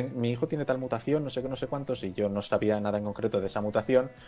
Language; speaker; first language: Spanish; native; Spanish